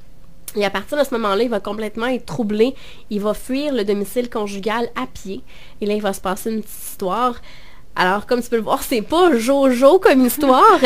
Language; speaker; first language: French; native; French